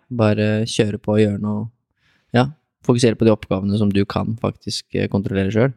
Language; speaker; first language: Norwegian; native; Norwegian